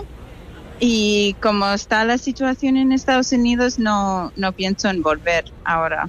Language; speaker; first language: Spanish; non-native, fluent; English